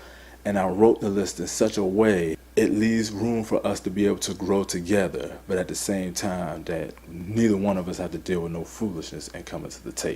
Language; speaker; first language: English; native; English